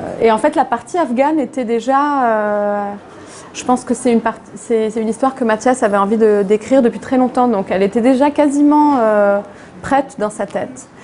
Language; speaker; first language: French; non-native, local second language; Arabic